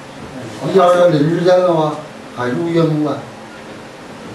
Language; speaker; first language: Chinese; native; Chinese